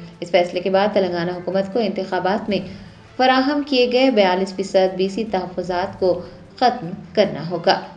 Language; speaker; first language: Urdu; native; Urdu